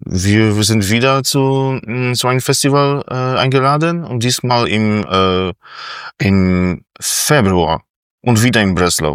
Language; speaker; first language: German; non-native, fluent; Polish